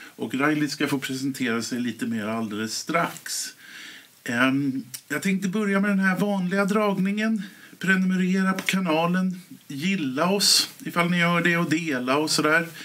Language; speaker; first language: Swedish; native; Swedish